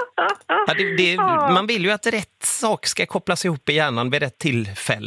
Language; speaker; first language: Swedish; native; Swedish